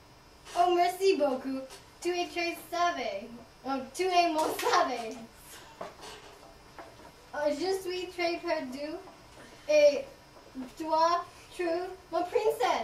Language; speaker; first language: French; non-native, learner; English